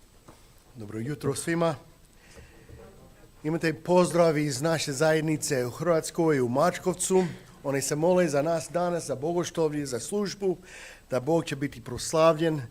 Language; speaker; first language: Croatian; non-native, fluent; English